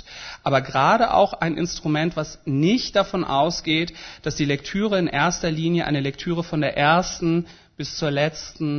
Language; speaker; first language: German; native; German